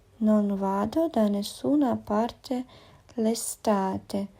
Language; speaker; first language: Italian; non-native, learner; Ukrainian